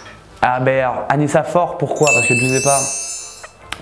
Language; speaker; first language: French; native; French